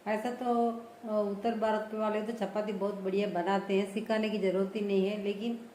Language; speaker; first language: Hindi; non-native, local second language; Tamil